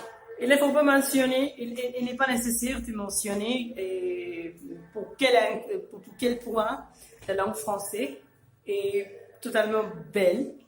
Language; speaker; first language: French; non-native, fluent; Urdu